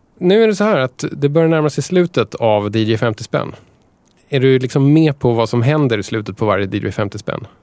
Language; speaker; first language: Swedish; native; Swedish